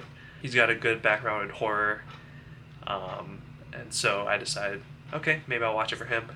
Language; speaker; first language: English; native; English